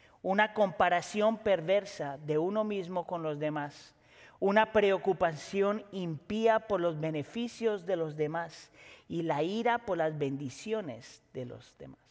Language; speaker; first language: Spanish; native; Spanish